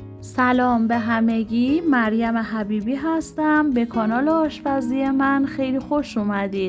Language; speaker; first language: Persian; native; Persian